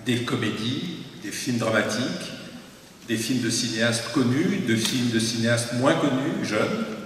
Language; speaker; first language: French; native; French